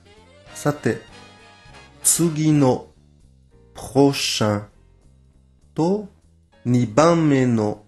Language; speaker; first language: Japanese; non-native, fluent; French